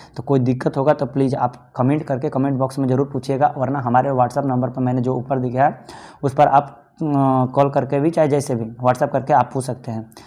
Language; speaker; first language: Hindi; native; Hindi